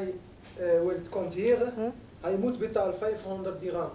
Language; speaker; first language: Dutch; non-native, learner; Arabic